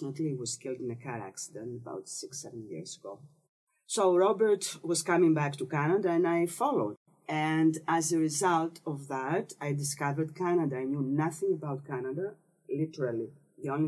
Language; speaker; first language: English; non-native, fluent; Greek